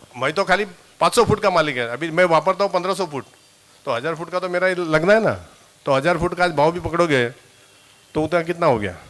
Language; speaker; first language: Hindi; non-native, local second language; Marathi